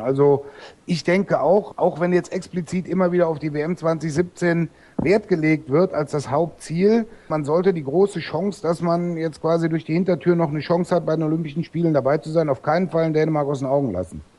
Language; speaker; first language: German; native; German